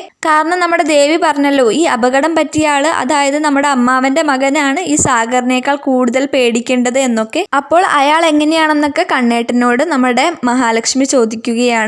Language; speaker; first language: Malayalam; native; Malayalam